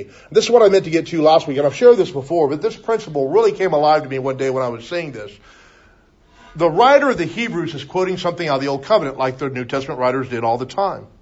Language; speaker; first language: English; native; English